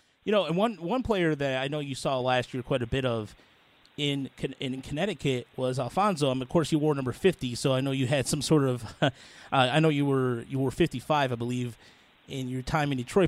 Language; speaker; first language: English; native; English